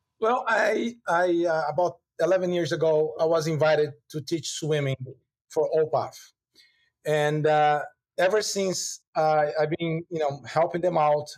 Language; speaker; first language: English; non-native, fluent; Portuguese